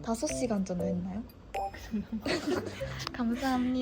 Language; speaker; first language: Korean; non-native, fluent; Japanese